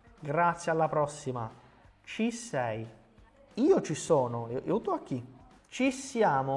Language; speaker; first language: Italian; non-native, fluent; Portuguese